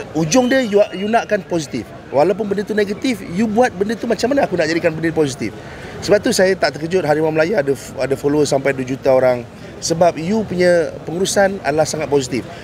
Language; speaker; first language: Malay; native; Malay